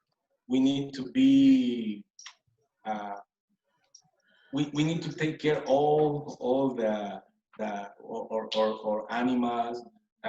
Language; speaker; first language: English; non-native, learner; Spanish